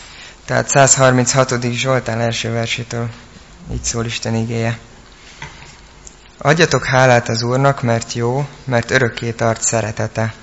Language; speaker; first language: Hungarian; native; Hungarian